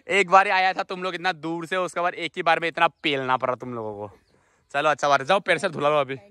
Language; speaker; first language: Hindi; non-native, local second language; Assamese